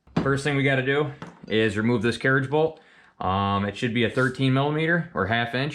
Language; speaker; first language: English; native; English